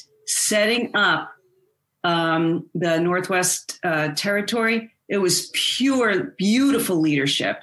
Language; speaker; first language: English; native; English